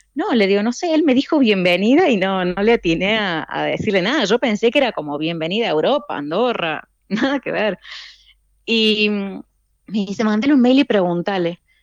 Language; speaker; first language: Spanish; native; Spanish